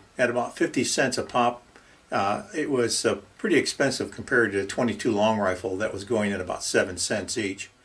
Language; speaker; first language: English; native; English